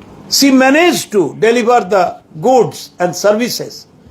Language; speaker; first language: English; non-native, local second language; Bangla